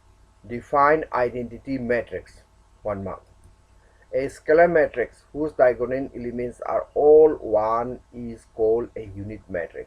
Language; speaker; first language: English; non-native, local second language; Manipuri